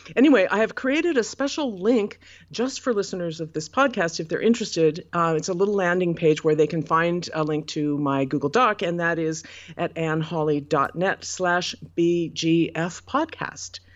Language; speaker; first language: English; native; English